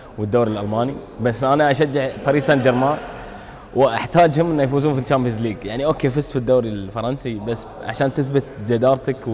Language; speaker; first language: Arabic; native; Arabic